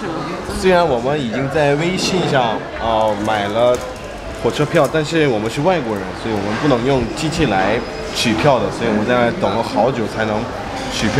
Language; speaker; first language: Chinese; non-native, fluent; Korean